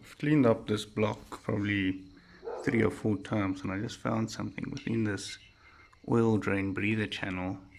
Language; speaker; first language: English; native; English